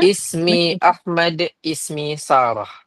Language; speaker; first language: Arabic; non-native, fluent; Malay